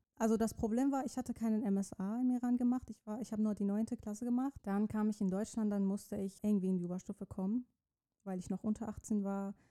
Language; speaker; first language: German; non-native, fluent; Persian